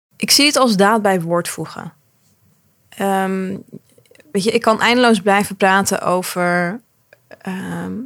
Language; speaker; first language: Dutch; early bilingual, other home language; Arabic